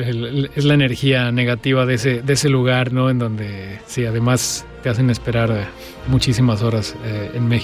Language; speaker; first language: Spanish; native; Spanish